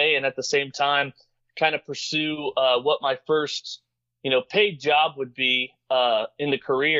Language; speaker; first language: English; native; English